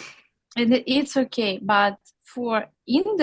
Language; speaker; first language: English; non-native, learner; Russian